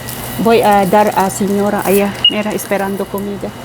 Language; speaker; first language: Spanish; non-native, learner; Filipino